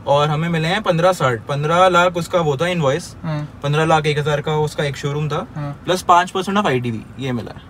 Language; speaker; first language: Hindi; native; Hindi